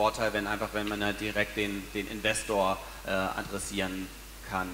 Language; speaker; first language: German; native; German